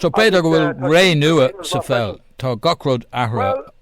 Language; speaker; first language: Irish; non-native, local second language; English